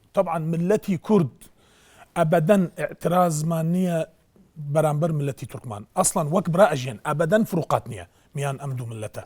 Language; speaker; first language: Central Kurdish; non-native, local second language; Azerbaijani